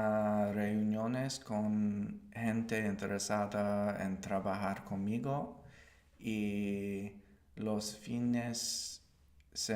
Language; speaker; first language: Spanish; non-native, learner; English